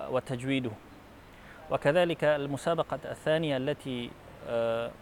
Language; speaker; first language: Arabic; non-native, fluent; Filipino